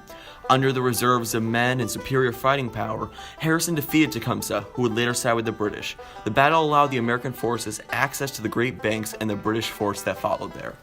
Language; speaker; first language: English; native; English